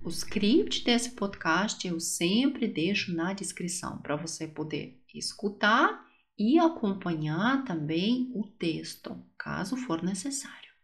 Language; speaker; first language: Portuguese; non-native, fluent; Russian